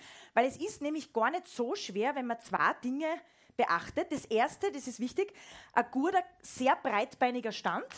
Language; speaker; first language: German; native; German